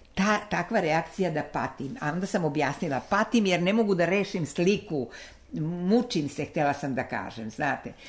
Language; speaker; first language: Serbian; non-native, local second language; Slovak